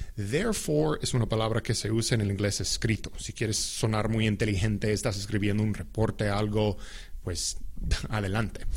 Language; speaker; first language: Spanish; non-native, fluent; English